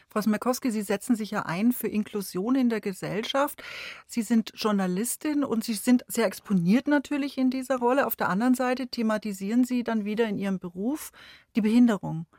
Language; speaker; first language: German; native; German